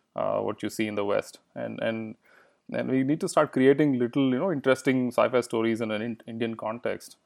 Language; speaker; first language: English; non-native, local second language; Kannada